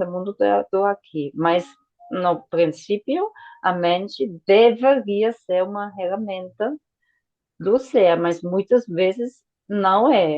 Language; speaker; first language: Portuguese; non-native, fluent; Spanish